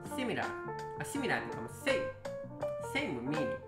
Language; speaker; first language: English; non-native, learner; Japanese